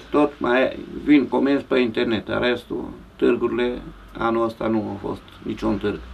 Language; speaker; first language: Romanian; native; Romanian